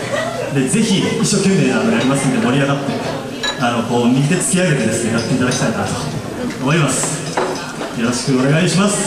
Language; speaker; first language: Japanese; native; Japanese